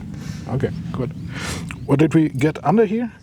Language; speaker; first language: English; non-native, fluent; German